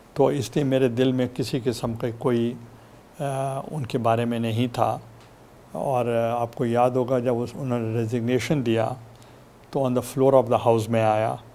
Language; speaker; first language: Urdu; non-native, local second language; Saraiki